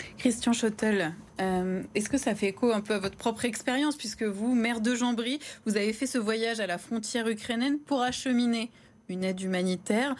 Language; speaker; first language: French; native; French